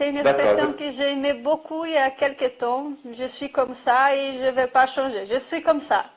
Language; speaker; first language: French; non-native, fluent; Portuguese